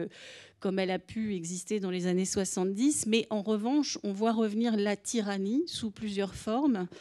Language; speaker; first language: French; native; French